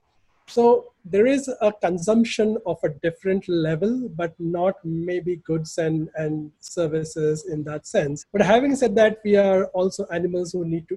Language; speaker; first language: English; non-native, local second language; Gujarati